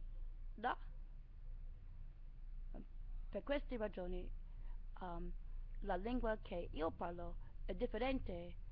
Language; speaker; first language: Italian; non-native, learner; English